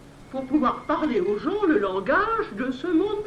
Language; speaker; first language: French; native; French